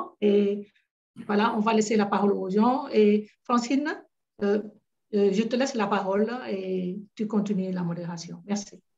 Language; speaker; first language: French; native; French